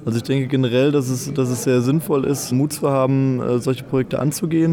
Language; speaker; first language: German; native; German